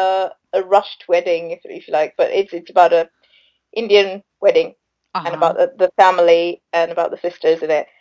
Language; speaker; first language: English; non-native, local second language; Sinhala